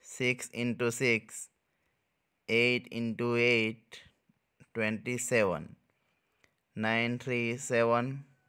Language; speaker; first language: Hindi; non-native, local second language; Gujarati